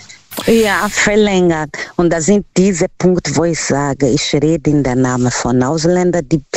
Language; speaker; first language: German; non-native, learner; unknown